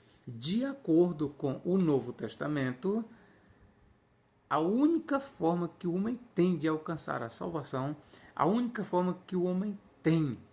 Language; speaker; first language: Portuguese; native; Portuguese